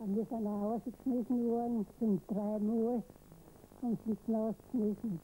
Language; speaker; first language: German; native; German